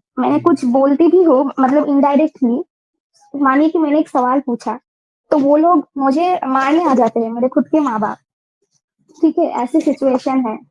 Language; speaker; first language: Hindi; non-native, local second language; Bangla